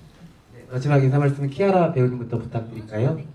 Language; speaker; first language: Korean; native; Korean